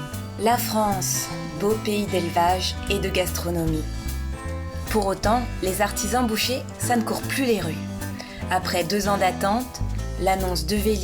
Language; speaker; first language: French; native; French